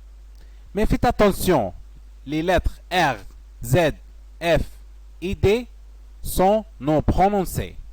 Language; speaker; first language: French; non-native, fluent; Arabic